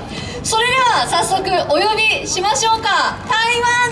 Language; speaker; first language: Japanese; native; Japanese